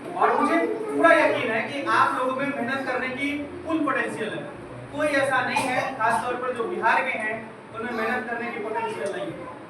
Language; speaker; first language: Hindi; native; Hindi